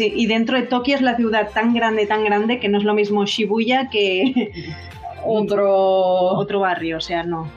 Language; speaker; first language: Spanish; non-native, fluent; Japanese